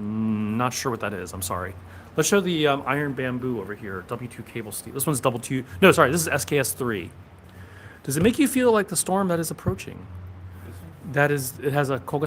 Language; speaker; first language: English; native; English